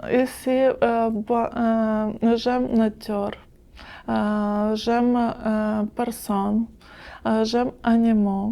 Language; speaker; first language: French; non-native, learner; Ukrainian